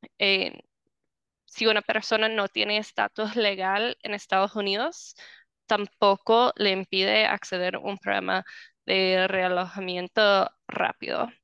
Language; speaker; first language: Spanish; non-native, fluent; English